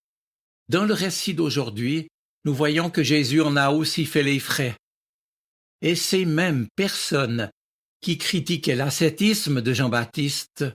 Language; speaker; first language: French; native; French